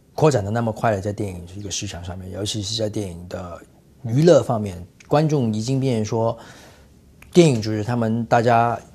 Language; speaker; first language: Chinese; non-native, fluent; Cantonese